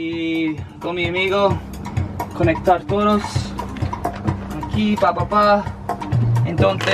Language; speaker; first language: Spanish; non-native, learner; English